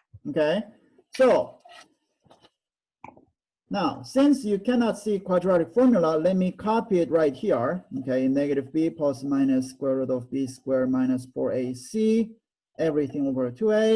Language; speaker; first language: English; non-native, fluent; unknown